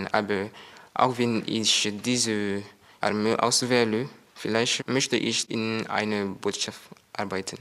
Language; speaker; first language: German; non-native, learner; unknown